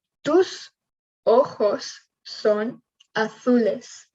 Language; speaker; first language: Spanish; non-native, learner; English